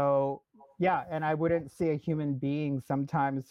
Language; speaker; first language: English; native; English